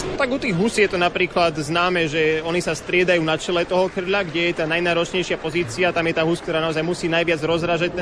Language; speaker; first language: Slovak; native; Slovak